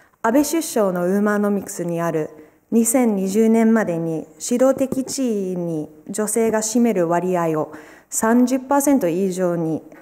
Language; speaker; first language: Japanese; non-native, fluent; English